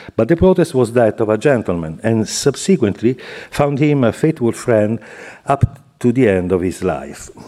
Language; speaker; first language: English; non-native, fluent; Italian